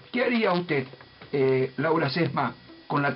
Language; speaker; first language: Spanish; native; Spanish